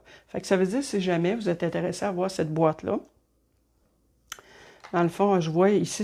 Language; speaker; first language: French; native; French